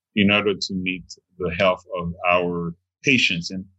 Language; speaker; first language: English; non-native, fluent; Haitian Creole